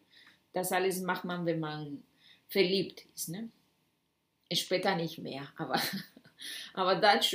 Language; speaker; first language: German; non-native, fluent; Spanish